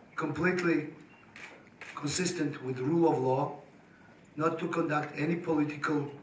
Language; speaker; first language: English; non-native, fluent; Georgian